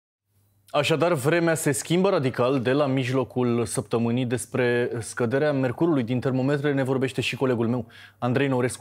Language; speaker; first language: Romanian; native; Romanian